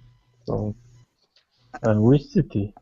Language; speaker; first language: English; non-native, learner; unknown